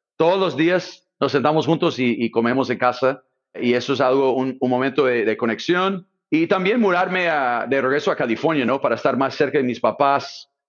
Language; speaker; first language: Spanish; non-native, fluent; English